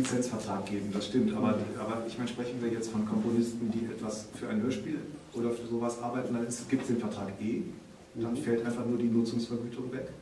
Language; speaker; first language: German; native; German